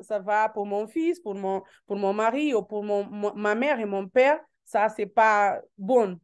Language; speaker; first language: French; non-native, learner; Portuguese